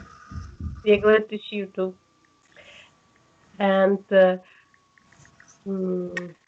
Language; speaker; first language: English; non-native, learner; Russian